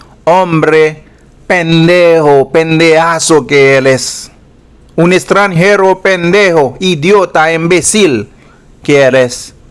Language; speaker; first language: Spanish; non-native, fluent; Haitian Creole